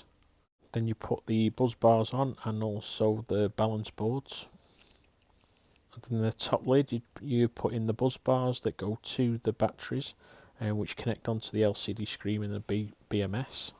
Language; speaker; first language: English; native; English